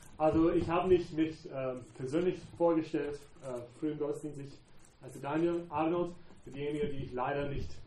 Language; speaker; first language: German; non-native, fluent; English